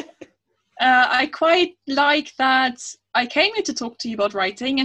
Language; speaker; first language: English; non-native, fluent; German